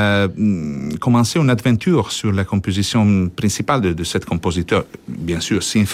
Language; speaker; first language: French; non-native, fluent; Italian